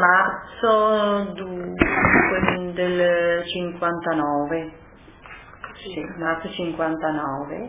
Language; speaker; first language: Italian; early bilingual, other home language; French